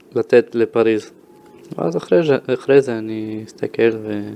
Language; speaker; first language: Hebrew; early bilingual, other home language; Ukrainian